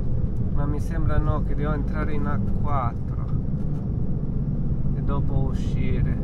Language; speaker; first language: Italian; non-native, fluent; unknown